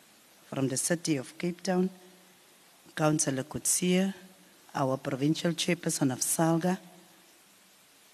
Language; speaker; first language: English; non-native, local second language; Afrikaans